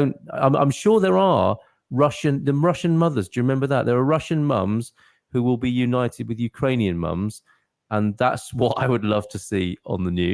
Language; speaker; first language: English; native; English